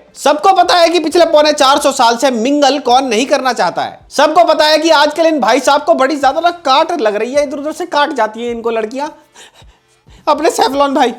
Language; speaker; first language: Hindi; native; Hindi